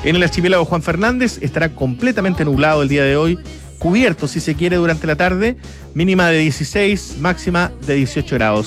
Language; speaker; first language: Spanish; native; Spanish